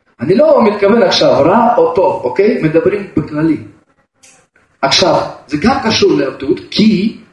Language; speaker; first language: Hebrew; non-native, fluent; Russian